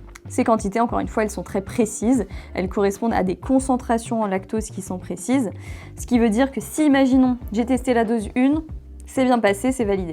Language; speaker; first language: French; native; French